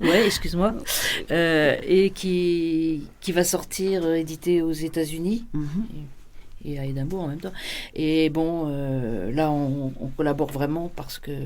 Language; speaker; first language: French; native; French